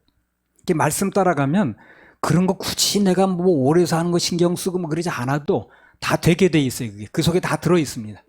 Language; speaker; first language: Korean; native; Korean